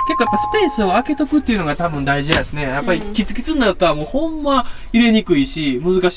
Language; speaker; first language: Japanese; native; Japanese